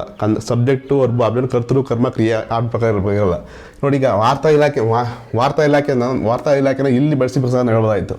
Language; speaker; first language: Kannada; native; Kannada